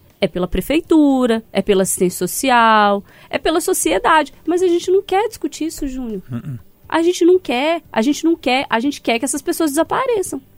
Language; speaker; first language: Portuguese; native; Portuguese